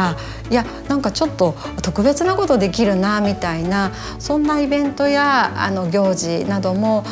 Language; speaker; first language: Japanese; native; Japanese